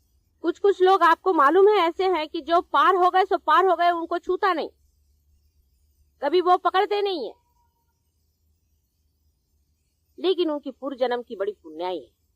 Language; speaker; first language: Hindi; non-native, local second language; Marathi